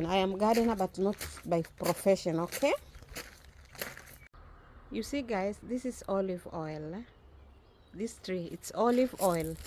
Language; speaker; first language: English; non-native, learner; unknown